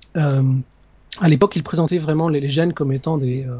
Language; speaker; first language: French; native; French